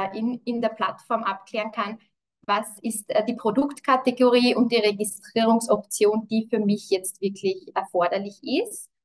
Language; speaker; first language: German; native; German